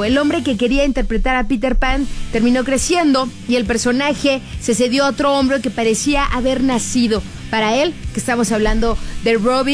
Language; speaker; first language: Spanish; native; Spanish